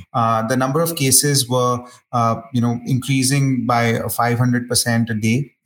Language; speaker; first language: English; non-native, local second language; Hindi